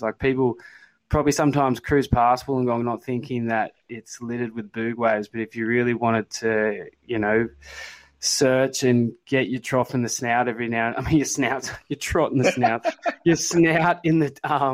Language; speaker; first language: English; native; English